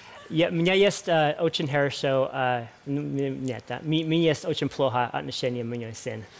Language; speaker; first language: Russian; non-native, learner; English